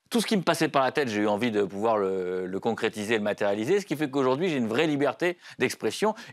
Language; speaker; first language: French; native; French